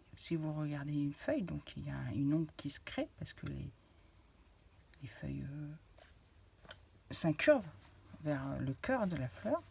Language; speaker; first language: French; native; French